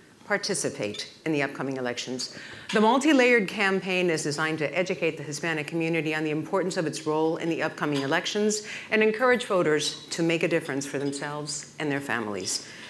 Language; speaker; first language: English; early bilingual, other home language; Spanish